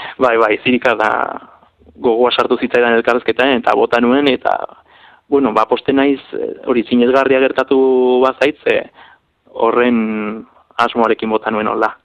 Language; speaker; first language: Basque; non-native, local second language; Spanish